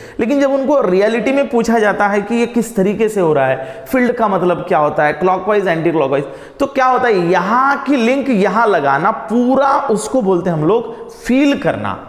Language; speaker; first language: Hindi; non-native, local second language; Marathi